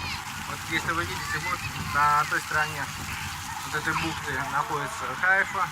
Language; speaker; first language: Russian; native; Russian